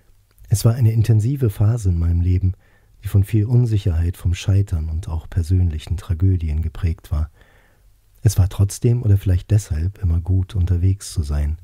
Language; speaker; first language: German; native; German